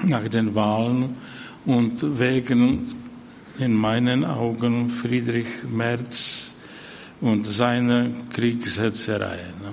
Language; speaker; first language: German; non-native, fluent; Czech